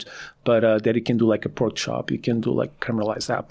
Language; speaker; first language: English; non-native, fluent; Portuguese